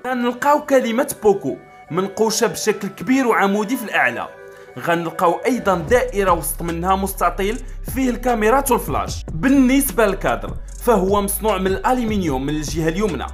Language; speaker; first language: Arabic; native; Arabic